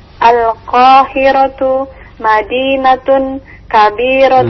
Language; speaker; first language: Arabic; non-native, learner; Indonesian